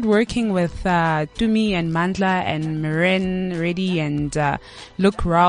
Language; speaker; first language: English; non-native, local second language; Xhosa